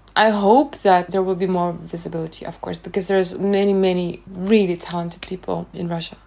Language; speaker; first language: English; non-native, fluent; Russian